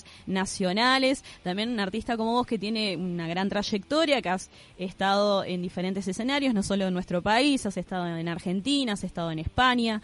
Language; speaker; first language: Spanish; native; Spanish